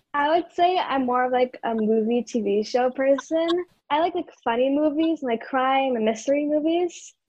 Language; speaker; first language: English; native; English